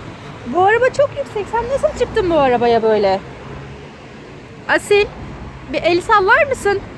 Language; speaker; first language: Turkish; native; Turkish